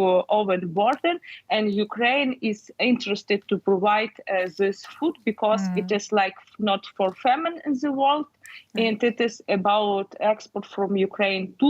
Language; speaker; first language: English; non-native, learner; Ukrainian